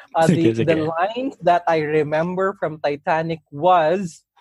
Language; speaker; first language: English; non-native, local second language; Cebuano